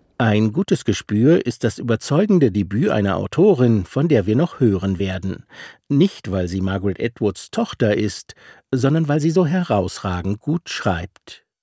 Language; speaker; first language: German; native; German